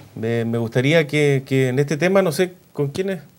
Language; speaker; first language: Spanish; native; Spanish